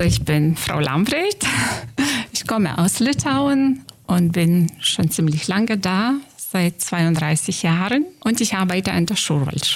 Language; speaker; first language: German; non-native, fluent; Lithuanian